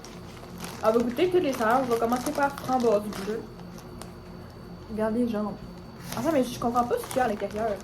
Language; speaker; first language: French; native; French